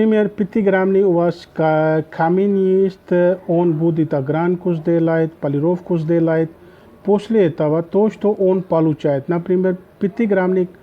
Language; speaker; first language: Russian; non-native, learner; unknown